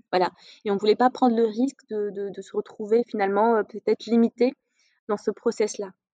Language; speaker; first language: French; non-native, local second language; Arabic